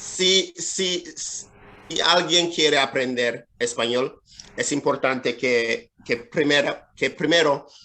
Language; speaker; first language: Spanish; non-native, fluent; English